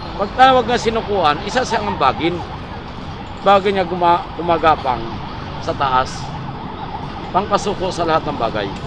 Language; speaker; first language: Filipino; native; Filipino